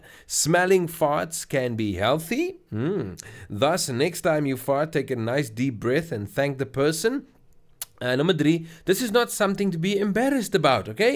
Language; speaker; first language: English; non-native, local second language; Afrikaans